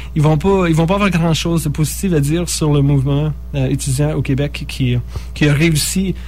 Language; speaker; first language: French; native; French